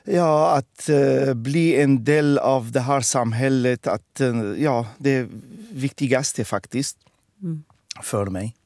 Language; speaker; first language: Swedish; non-native, fluent; Arabic